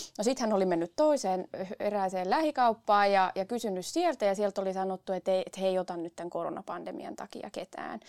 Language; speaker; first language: Finnish; early bilingual, other home language; Spanish